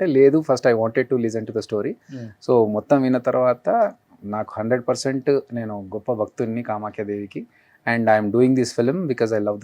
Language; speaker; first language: Telugu; native; Telugu